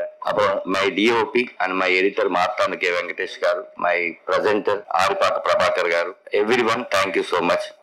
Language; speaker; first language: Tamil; non-native, learner; Telugu